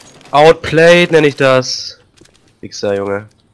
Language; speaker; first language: German; native; German